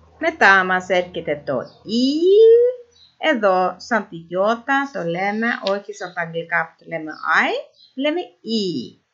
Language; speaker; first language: Greek; non-native, fluent; Norwegian